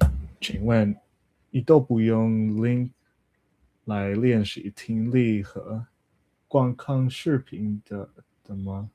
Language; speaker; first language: Chinese; non-native, learner; English